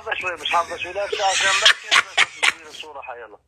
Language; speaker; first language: Arabic; native; Arabic